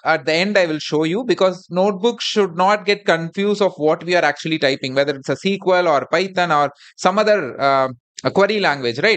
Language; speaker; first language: English; non-native, local second language; Tamil